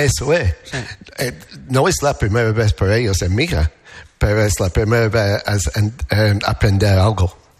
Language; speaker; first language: Spanish; non-native, learner; English